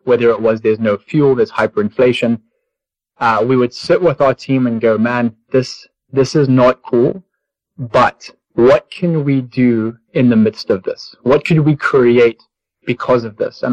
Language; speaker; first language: English; native; English